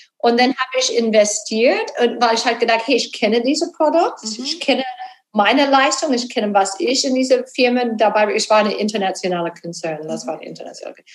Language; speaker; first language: German; non-native, learner; English